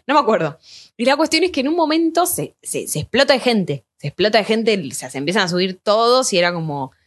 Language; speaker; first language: Spanish; native; Spanish